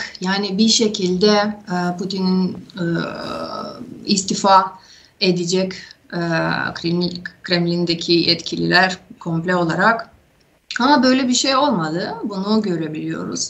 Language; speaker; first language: Turkish; non-native, fluent; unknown